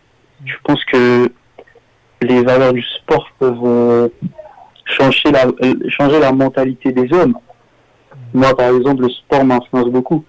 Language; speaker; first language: French; early bilingual, other home language; Armenian